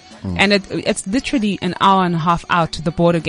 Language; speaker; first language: English; non-native, local second language; Xhosa